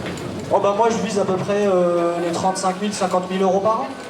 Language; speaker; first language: French; native; French